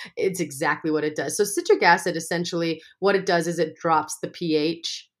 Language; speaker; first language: English; native; English